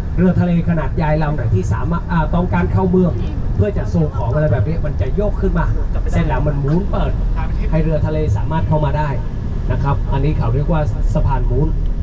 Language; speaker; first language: Thai; non-native, fluent; Vietnamese